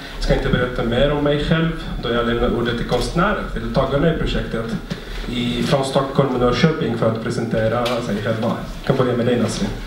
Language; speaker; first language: Swedish; non-native, fluent; Arabic